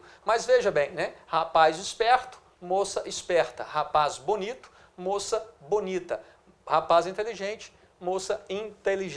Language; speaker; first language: Portuguese; native; Portuguese